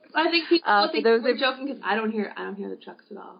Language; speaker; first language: English; native; English